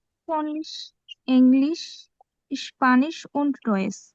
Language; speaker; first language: German; non-native, learner; Bangla